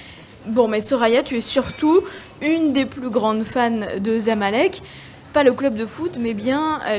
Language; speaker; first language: French; native; French